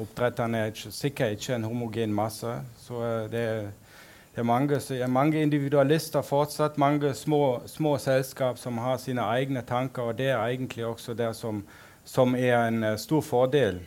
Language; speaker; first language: Norwegian; non-native, fluent; German